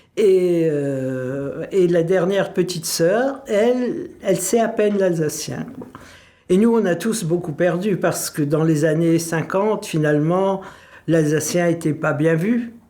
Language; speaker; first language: French; non-native, local second language; Swiss German